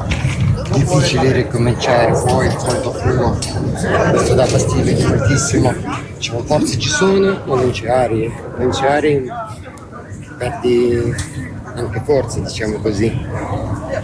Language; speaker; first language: Italian; non-native, learner; Ukrainian